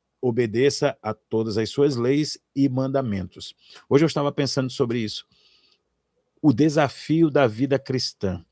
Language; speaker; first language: Portuguese; native; Portuguese